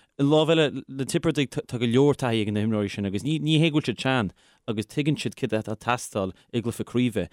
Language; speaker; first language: Irish; non-native, local second language; English